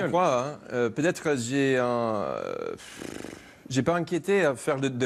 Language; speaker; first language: French; non-native, learner; English